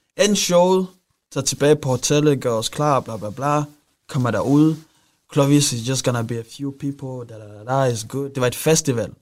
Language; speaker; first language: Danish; early bilingual, other home language; Rundi